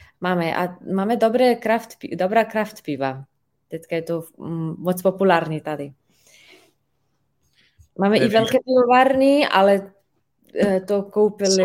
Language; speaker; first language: Czech; non-native, fluent; Slovenian